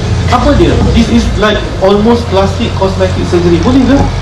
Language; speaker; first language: English; non-native, local second language; Malay